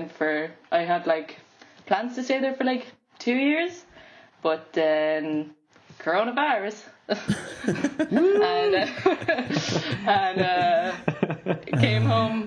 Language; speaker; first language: English; native; English